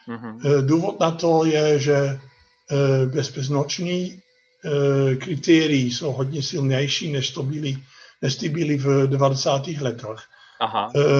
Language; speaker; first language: Czech; non-native, fluent; Dutch